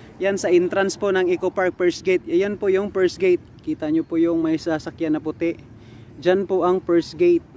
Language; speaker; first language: Filipino; non-native, local second language; Cebuano